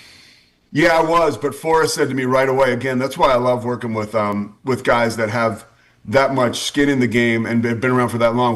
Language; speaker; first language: English; native; English